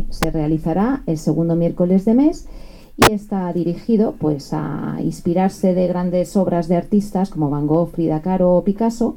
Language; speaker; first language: Spanish; native; Spanish